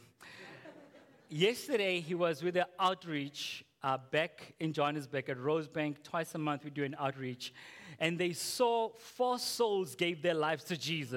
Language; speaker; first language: English; non-native, local second language; Tswana